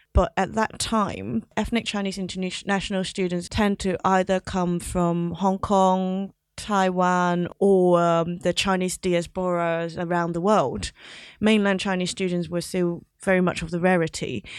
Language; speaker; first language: English; non-native, local second language; Cantonese